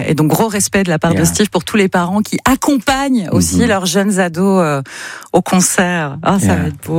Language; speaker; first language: French; native; French